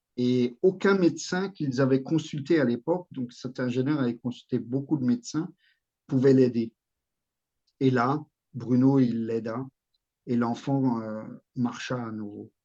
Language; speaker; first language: French; native; French